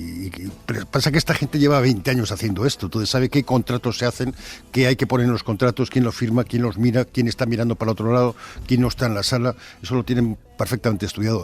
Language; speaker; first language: Spanish; native; Spanish